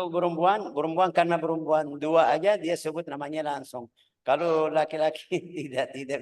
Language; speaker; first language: Indonesian; non-native, fluent; Arabic